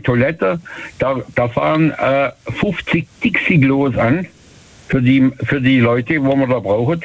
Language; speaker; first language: German; native; German